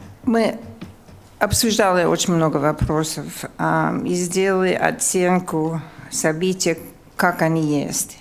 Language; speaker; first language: Russian; non-native, fluent; English